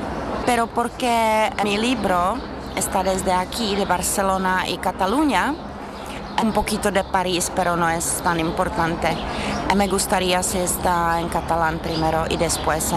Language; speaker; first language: Spanish; non-native, fluent; Czech